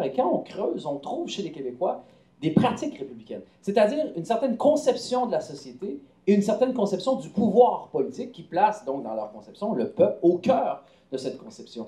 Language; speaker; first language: French; native; French